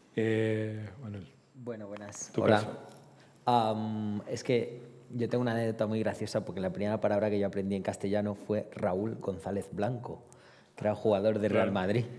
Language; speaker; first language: Spanish; early bilingual, other home language; Romanian